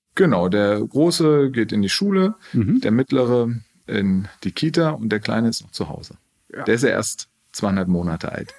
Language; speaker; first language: German; native; German